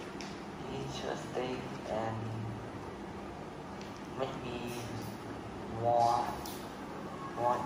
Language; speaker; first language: English; non-native, learner; Vietnamese